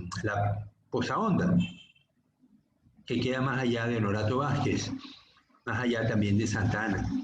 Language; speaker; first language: Spanish; native; Spanish